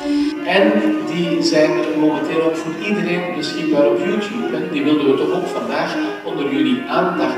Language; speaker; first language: Dutch; native; Dutch